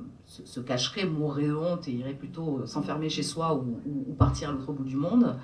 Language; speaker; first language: French; native; French